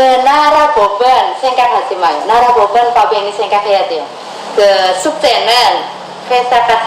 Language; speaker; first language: Korean; non-native, fluent; Indonesian